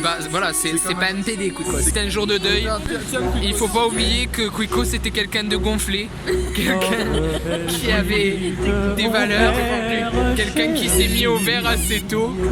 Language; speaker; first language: French; native; French